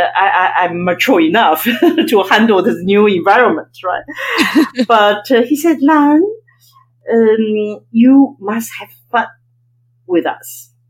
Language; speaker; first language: English; non-native, fluent; Chinese